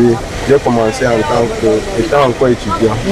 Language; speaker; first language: French; non-native, local second language; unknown